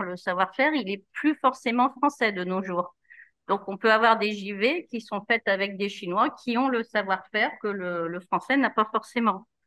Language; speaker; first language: French; native; French